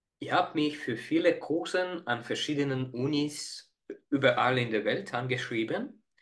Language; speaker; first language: German; non-native, fluent; Estonian